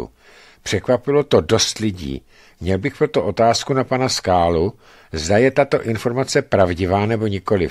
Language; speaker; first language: Czech; native; Czech